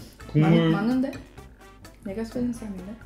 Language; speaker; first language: Korean; non-native, fluent; Swedish